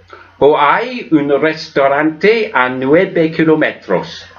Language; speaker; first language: Spanish; non-native, learner; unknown